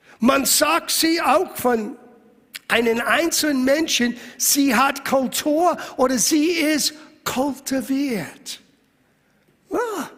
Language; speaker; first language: German; non-native, fluent; English